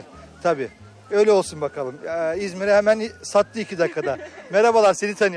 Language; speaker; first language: Turkish; native; Turkish